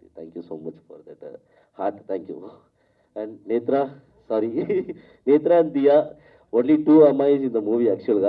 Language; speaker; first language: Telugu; non-native, learner; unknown